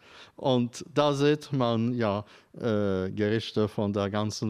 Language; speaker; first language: German; non-native, fluent; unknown